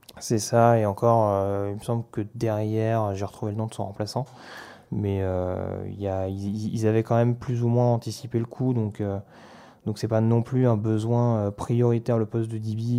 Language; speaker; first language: French; native; French